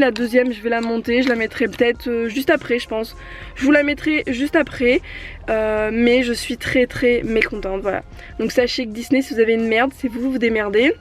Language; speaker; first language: French; native; French